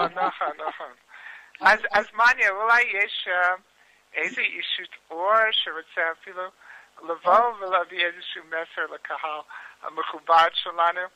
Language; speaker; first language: Hebrew; non-native, learner; English